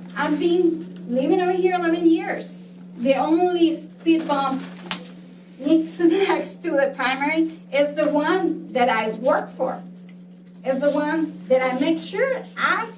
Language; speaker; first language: English; non-native, fluent; Spanish